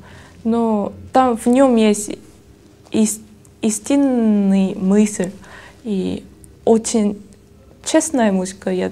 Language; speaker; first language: Russian; non-native, learner; Korean